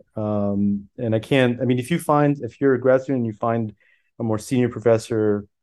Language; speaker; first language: English; early bilingual, other home language; French